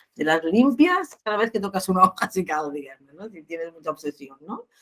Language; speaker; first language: Spanish; non-native, local second language; Catalan